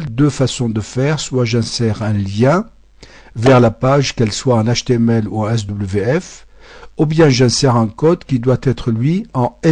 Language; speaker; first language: French; native; French